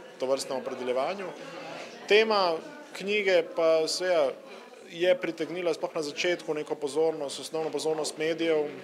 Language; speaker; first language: Slovenian; non-native, local second language; Serbian